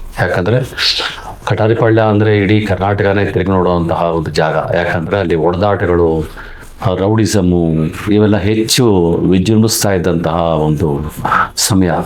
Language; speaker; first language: Kannada; native; Kannada